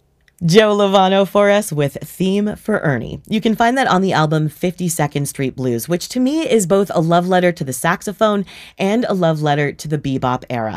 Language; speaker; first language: English; native; English